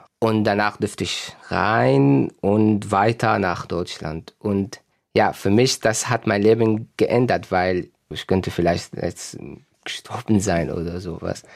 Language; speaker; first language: German; non-native, fluent; Arabic